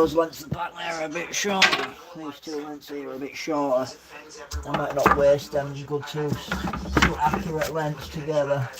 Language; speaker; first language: English; native; English